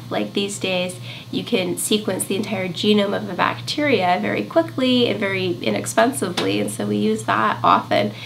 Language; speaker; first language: English; native; English